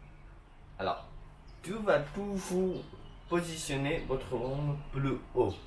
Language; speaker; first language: French; non-native, learner; Chinese